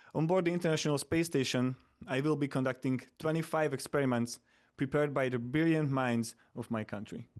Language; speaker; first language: English; non-native, fluent; Hungarian